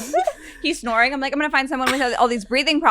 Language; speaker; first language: English; native; English